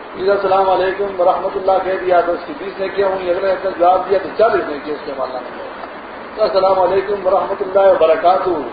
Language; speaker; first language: Urdu; non-native, local second language; Pashto